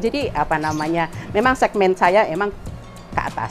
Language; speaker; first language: Indonesian; native; Indonesian